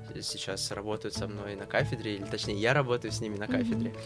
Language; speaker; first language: Russian; native; Russian